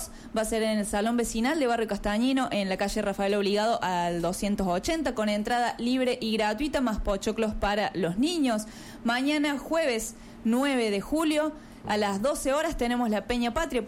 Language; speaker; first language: Spanish; native; Spanish